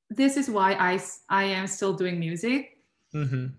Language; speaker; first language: English; non-native, fluent; Korean